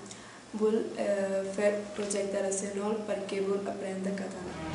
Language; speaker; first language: Catalan; non-native, learner; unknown